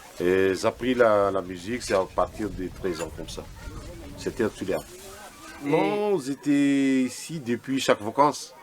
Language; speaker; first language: French; non-native, local second language; Malagasy